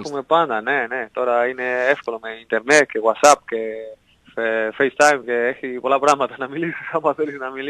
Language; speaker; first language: Greek; non-native, learner; Spanish